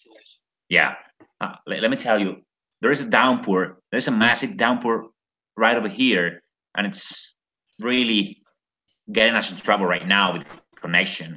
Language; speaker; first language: English; non-native, fluent; Spanish